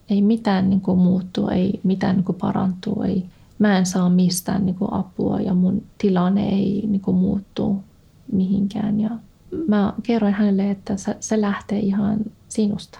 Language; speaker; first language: Finnish; non-native, fluent; Persian